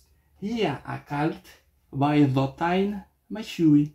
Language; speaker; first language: Arabic; non-native, learner; Portuguese